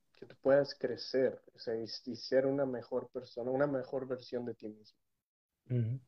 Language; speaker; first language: Spanish; native; Spanish